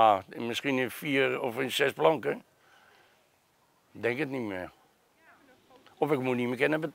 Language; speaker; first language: Dutch; native; Dutch